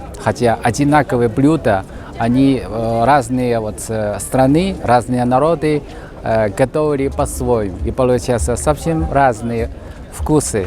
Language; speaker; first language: Russian; non-native, fluent; Chinese